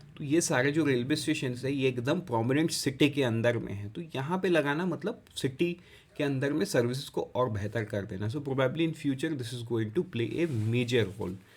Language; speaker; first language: Hindi; non-native, local second language; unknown